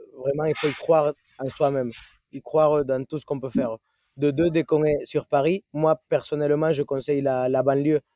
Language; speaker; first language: French; non-native, fluent; Spanish